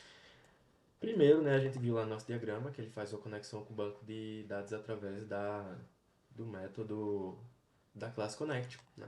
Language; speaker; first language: Portuguese; native; Portuguese